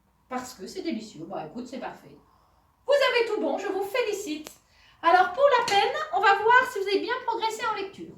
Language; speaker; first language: French; native; French